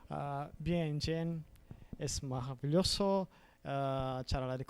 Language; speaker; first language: Spanish; non-native, learner; Portuguese